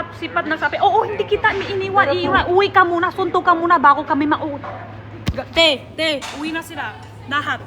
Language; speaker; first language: Filipino; non-native, learner; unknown